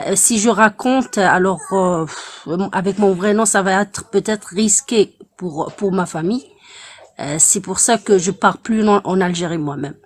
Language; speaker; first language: French; non-native, local second language; Arabic